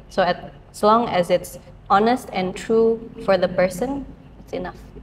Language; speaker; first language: English; non-native, fluent; Indonesian